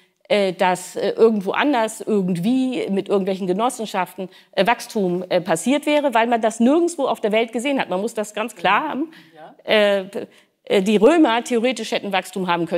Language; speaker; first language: German; native; German